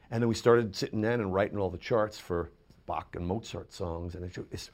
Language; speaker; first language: English; native; English